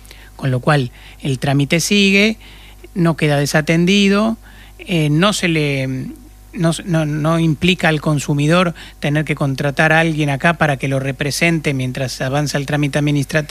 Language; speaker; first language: Spanish; native; Spanish